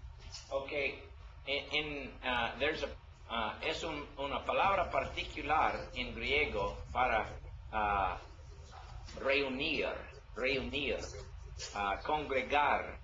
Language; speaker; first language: Spanish; non-native, learner; English